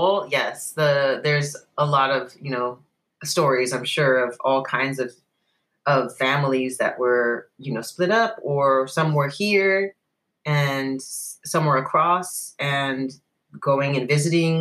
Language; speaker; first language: English; native; English